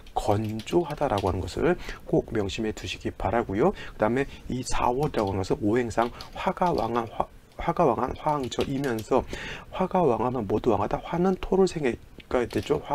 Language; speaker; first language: Korean; native; Korean